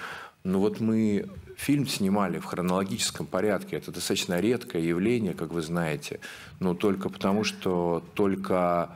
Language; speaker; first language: Russian; native; Russian